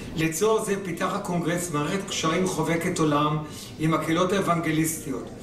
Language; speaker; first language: Hebrew; native; Hebrew